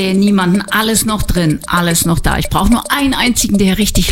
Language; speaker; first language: German; native; German